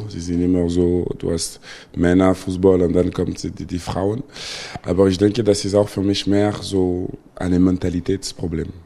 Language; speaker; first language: German; non-native, local second language; French